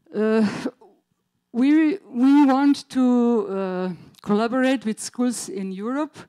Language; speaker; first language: English; non-native, learner; Slovenian